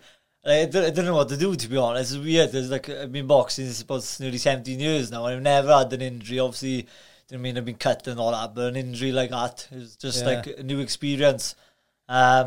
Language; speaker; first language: English; native; English